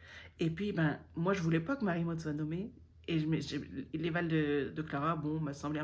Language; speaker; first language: French; native; French